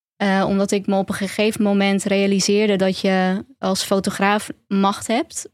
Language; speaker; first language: Dutch; early bilingual, other home language; Turkish